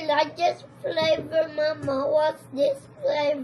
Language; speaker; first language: English; early bilingual, other home language; Filipino